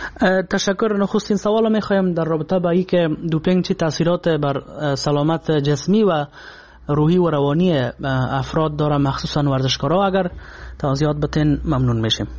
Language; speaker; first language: Persian; native; Persian